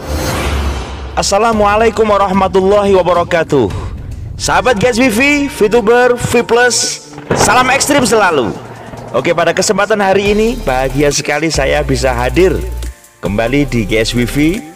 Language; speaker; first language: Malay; non-native, local second language; Javanese